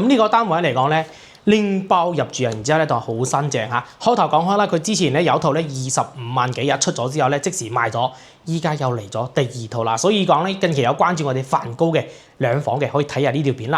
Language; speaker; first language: Cantonese; native; Cantonese